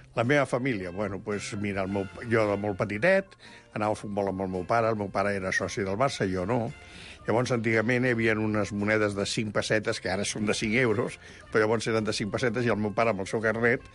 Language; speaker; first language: Catalan; native; Catalan